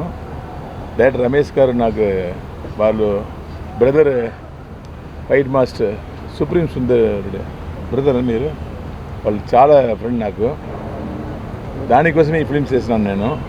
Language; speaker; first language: Telugu; non-native, learner; Tamil